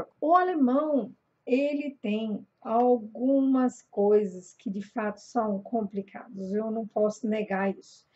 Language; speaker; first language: Portuguese; non-native, fluent; German